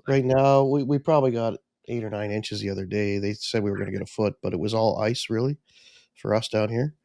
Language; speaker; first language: English; native; English